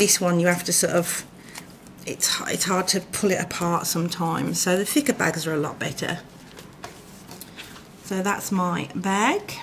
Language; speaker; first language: English; native; English